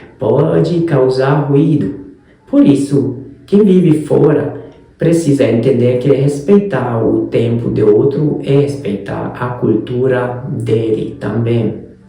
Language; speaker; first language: Portuguese; non-native, fluent; Hungarian